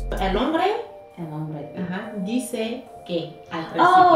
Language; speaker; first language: Spanish; non-native, fluent; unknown